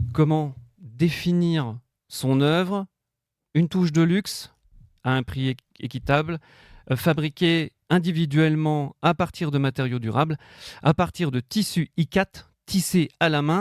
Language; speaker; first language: French; native; French